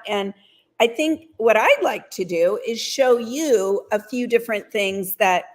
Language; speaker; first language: English; native; English